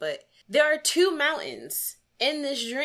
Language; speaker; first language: English; native; English